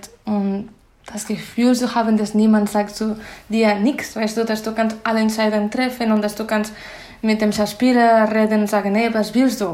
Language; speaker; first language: German; non-native, fluent; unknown